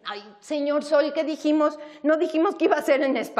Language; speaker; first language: Spanish; native; Spanish